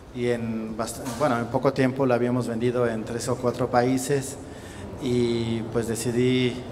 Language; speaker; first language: Spanish; non-native, fluent; German